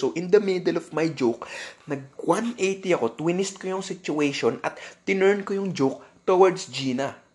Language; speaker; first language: English; non-native, local second language; Filipino